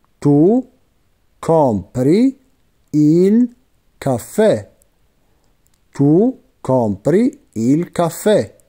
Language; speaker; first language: Italian; non-native, fluent; Arabic